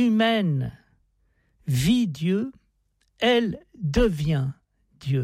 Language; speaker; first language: French; native; French